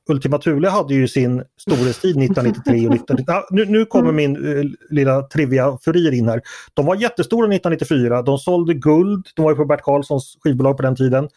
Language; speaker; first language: Swedish; native; Swedish